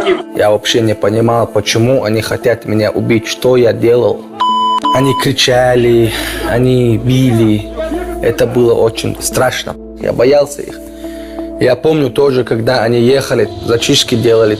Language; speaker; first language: Russian; non-native, local second language; Chechen